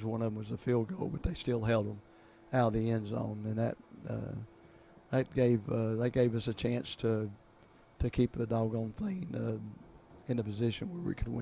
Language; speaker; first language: English; native; English